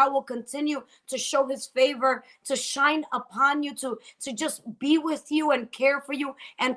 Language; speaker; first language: English; native; English